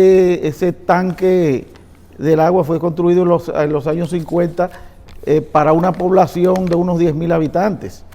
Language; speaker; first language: Spanish; native; Spanish